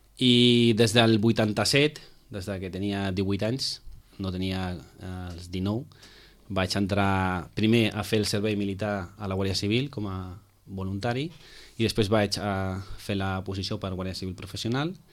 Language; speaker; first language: Catalan; non-native, local second language; Spanish